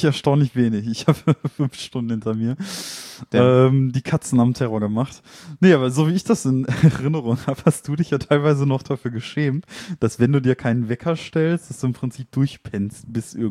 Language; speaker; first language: German; native; German